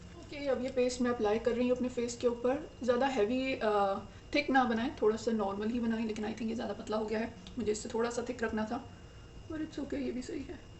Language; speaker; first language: Urdu; native; Urdu